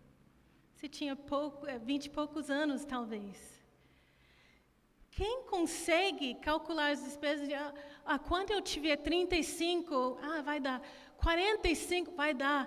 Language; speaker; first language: Portuguese; non-native, fluent; English